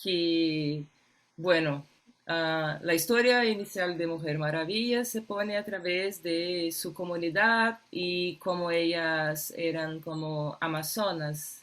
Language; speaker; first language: Spanish; non-native, fluent; Portuguese